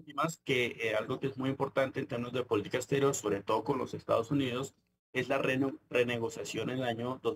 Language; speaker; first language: Spanish; native; Spanish